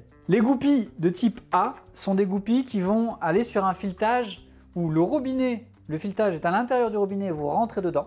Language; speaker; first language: French; native; French